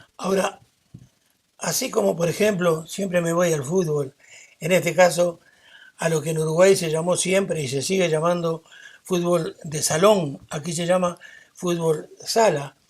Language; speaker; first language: Spanish; native; Spanish